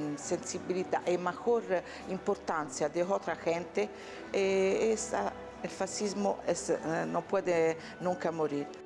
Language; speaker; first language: Spanish; non-native, learner; Italian